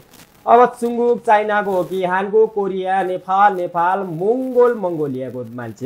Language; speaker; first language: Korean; non-native, fluent; Nepali